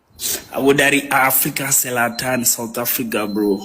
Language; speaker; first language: Indonesian; non-native, learner; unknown